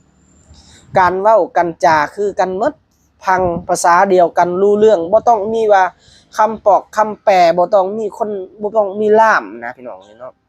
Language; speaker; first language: Thai; non-native, local second language; Lao